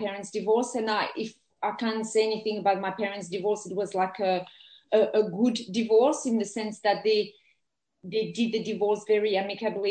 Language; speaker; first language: English; non-native, fluent; French